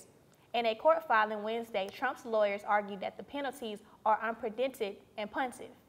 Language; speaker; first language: English; native; English